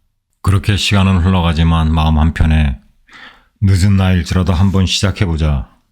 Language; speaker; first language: Korean; native; Korean